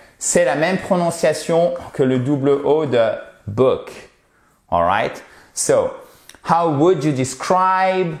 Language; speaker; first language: French; native; French